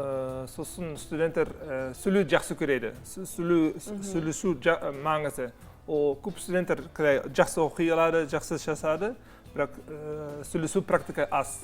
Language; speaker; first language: Kazakh; non-native, learner; Dutch